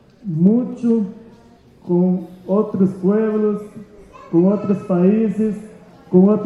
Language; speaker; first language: Spanish; non-native, fluent; Portuguese